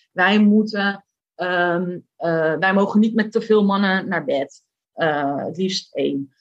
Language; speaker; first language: Dutch; early bilingual, other home language; Turkish